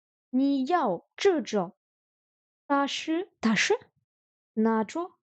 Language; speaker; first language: Chinese; non-native, learner; French